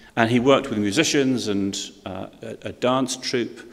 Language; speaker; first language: English; native; English